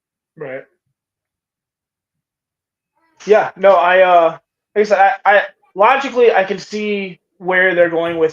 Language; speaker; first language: English; native; English